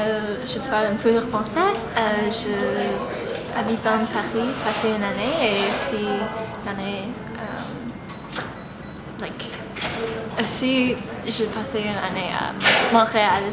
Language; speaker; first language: French; non-native, learner; English